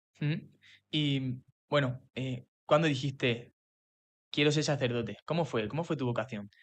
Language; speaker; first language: Spanish; native; Spanish